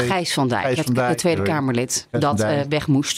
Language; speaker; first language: Dutch; native; Dutch